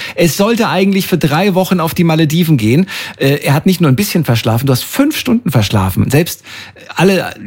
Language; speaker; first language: German; native; German